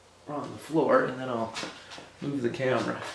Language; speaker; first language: English; native; English